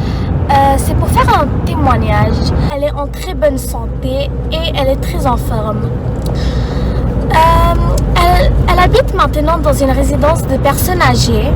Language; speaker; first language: French; non-native, local second language; Arabic